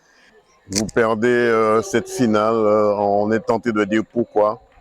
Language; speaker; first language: French; native; French